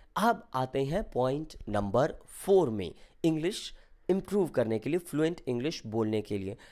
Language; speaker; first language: Hindi; native; Hindi